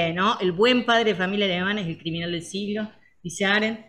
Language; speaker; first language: Spanish; native; Spanish